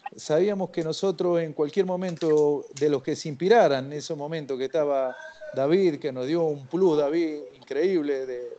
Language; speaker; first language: Spanish; native; Spanish